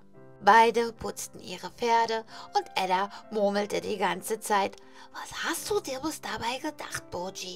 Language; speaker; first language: German; native; German